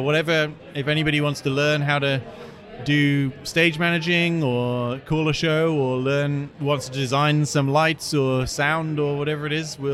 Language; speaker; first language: English; native; English